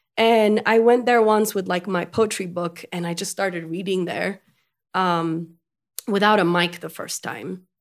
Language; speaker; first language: English; non-native, fluent; French